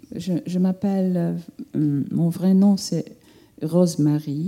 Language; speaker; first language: French; non-native, fluent; English